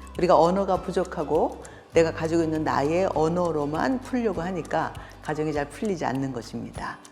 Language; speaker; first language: Korean; early bilingual, heritage; Korean